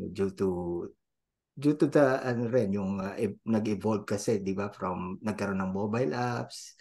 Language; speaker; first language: English; non-native, local second language; Filipino